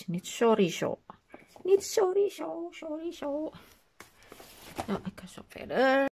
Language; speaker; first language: Dutch; non-native, learner; Indonesian